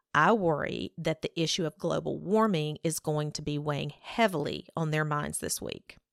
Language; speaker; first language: English; native; English